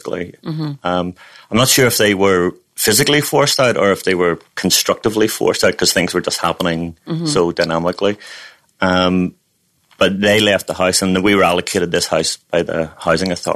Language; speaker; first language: English; native; English